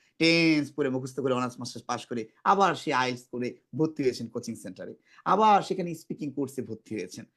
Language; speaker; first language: Bangla; native; Bangla